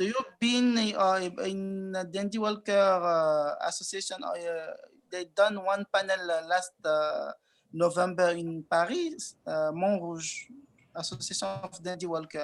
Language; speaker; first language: English; non-native, learner; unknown